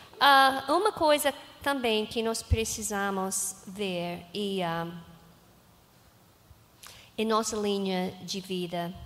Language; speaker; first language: Portuguese; non-native, learner; English